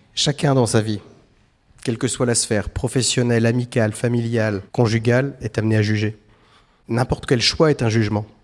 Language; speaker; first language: French; native; French